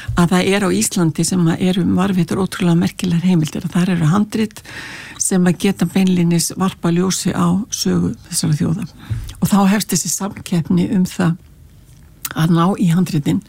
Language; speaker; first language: Icelandic; native; Icelandic